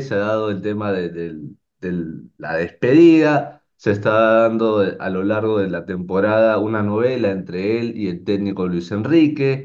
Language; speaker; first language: Spanish; native; Spanish